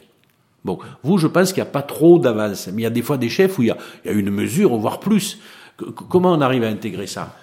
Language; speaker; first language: French; native; French